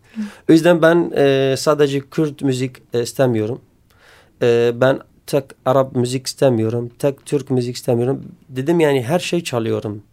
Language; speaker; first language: Turkish; non-native, learner; Kurdish